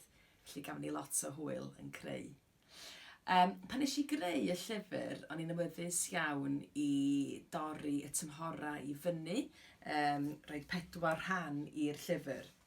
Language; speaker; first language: Welsh; native; Welsh